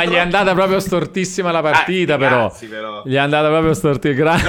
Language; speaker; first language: Italian; native; Italian